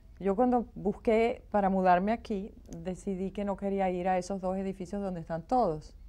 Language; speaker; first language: Spanish; native; Spanish